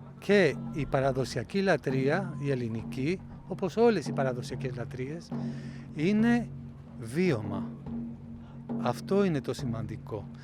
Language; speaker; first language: Greek; non-native, fluent; Spanish